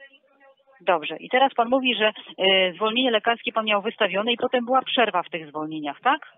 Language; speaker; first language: Polish; native; Polish